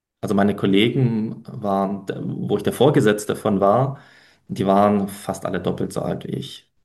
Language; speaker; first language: German; early bilingual, other home language; Polish